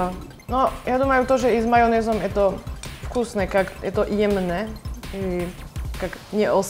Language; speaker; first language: Russian; non-native, learner; Slovak